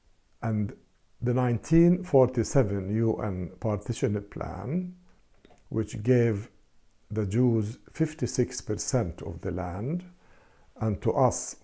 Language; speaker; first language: English; non-native, fluent; Arabic